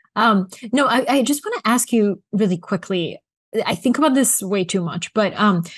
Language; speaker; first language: English; early bilingual, other home language; Bulgarian